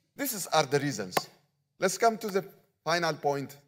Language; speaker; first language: English; non-native, learner; Amharic